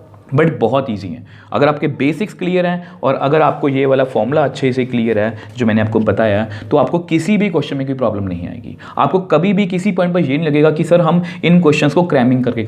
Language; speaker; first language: Hindi; native; Hindi